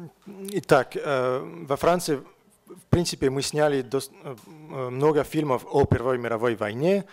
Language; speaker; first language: Russian; non-native, learner; French